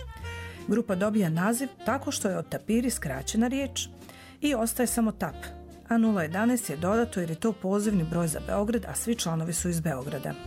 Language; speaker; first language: Croatian; native; Croatian